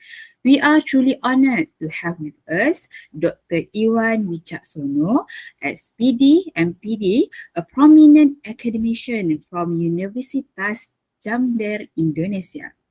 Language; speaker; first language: English; non-native, fluent; Malay